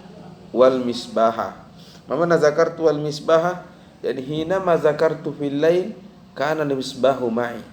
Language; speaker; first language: Arabic; non-native, fluent; Indonesian